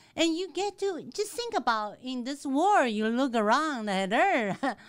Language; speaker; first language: English; non-native, fluent; Chinese